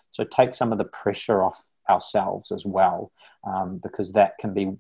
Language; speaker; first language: English; native; English